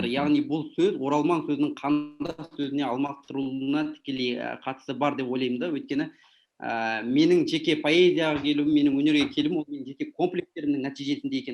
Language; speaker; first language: Kazakh; early bilingual, heritage; Kazakh